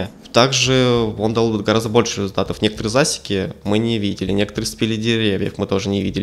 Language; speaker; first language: Russian; native; Russian